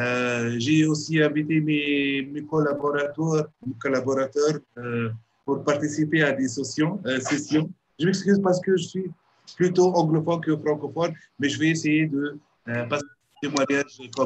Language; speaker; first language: French; non-native, local second language; Arabic